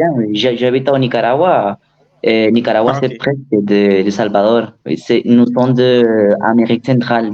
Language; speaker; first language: French; non-native, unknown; Spanish